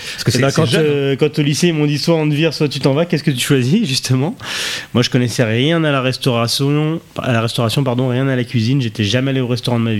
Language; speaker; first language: French; native; French